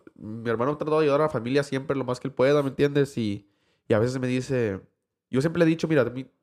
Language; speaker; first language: Spanish; early bilingual, heritage; Spanish